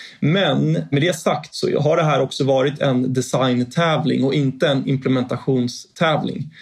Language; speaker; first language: Swedish; native; Swedish